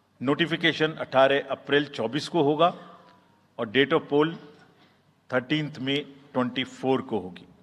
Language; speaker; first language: Hindi; native; Hindi